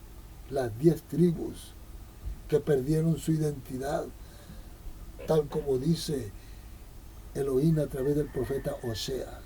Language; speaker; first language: Spanish; native; Spanish